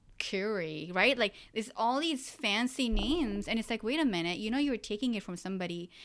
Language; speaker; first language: English; early bilingual, other home language; Urdu